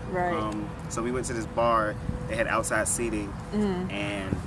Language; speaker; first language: English; native; English